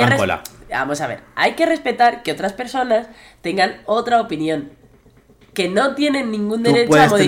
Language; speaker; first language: Spanish; native; Spanish